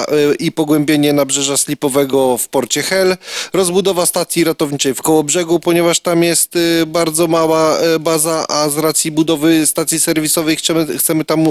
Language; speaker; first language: Polish; native; Polish